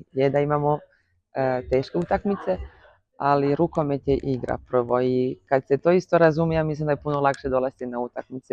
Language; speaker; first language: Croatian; early bilingual, heritage; Croatian